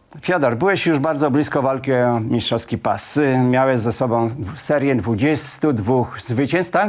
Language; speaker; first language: Polish; native; Polish